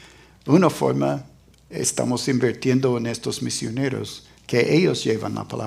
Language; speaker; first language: Spanish; non-native, fluent; English